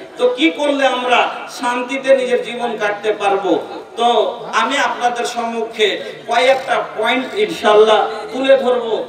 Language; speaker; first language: Bangla; non-native, local second language; Bhojpuri